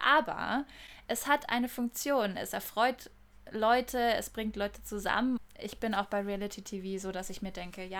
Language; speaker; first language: German; native; German